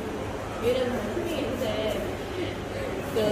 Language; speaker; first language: Korean; non-native, learner; Vietnamese